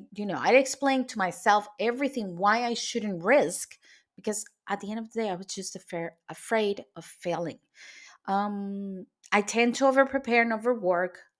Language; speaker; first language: English; non-native, fluent; Spanish